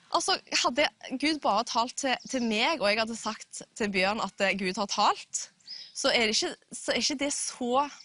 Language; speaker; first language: Norwegian; native; Norwegian